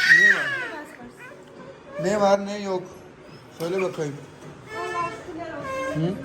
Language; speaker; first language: Turkish; non-native, learner; Urdu